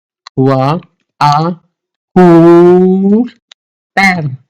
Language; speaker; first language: French; non-native, local second language; Arabic